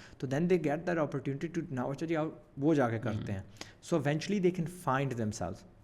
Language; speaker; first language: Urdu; early bilingual, heritage; Urdu